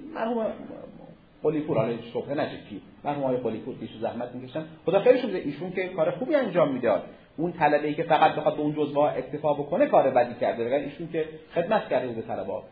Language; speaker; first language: Persian; native; Persian